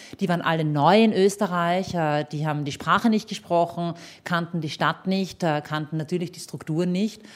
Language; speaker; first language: German; native; German